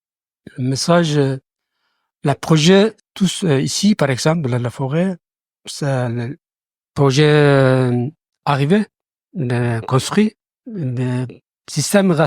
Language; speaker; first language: French; non-native, learner; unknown